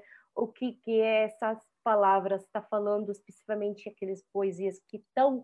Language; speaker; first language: Portuguese; non-native, fluent; Arabic